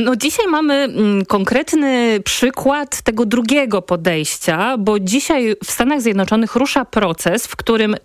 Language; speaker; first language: Polish; native; Polish